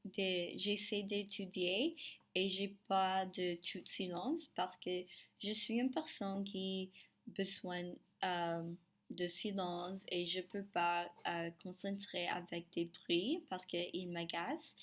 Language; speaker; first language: French; non-native, learner; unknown